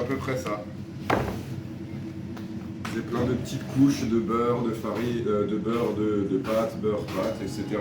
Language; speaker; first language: French; native; French